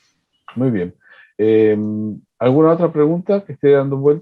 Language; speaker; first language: Spanish; native; Spanish